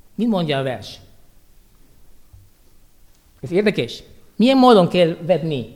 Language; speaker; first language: Hungarian; non-native, learner; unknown